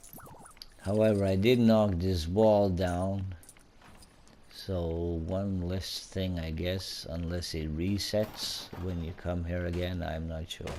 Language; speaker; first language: English; non-native, fluent; Swedish